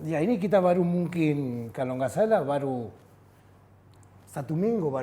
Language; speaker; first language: Indonesian; non-native, fluent; Spanish